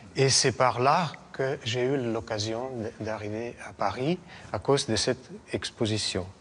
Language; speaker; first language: French; non-native, fluent; Russian